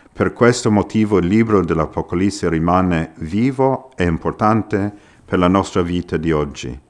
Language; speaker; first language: Italian; non-native, fluent; English